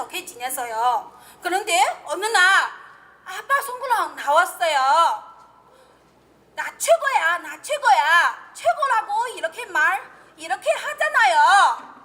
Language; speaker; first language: Korean; non-native, learner; Chinese